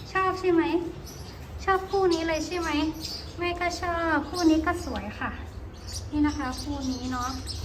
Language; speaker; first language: Thai; native; Thai